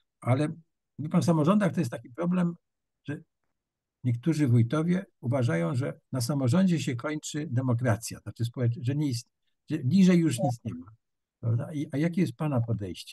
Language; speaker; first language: Polish; native; Polish